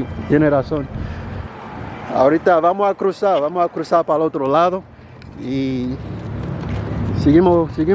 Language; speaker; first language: Spanish; non-native, learner; Haitian Creole